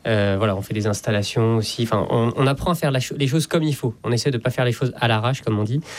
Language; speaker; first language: French; native; French